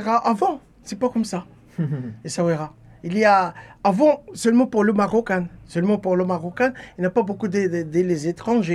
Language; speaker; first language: French; non-native, learner; Arabic